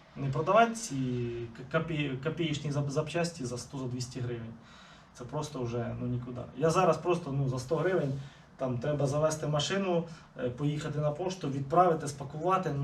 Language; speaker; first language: Ukrainian; non-native, local second language; Russian